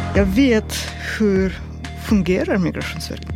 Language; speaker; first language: Swedish; non-native, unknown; Russian